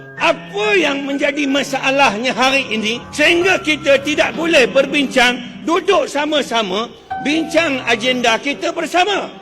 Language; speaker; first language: Malay; non-native, local second language; Chinese